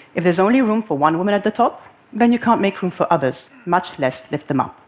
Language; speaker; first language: English; non-native, fluent; Arabic